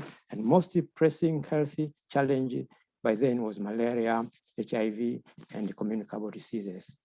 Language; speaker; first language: English; non-native, local second language; Swahili